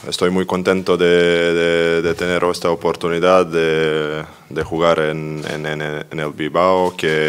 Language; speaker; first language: Spanish; non-native, fluent; Serbian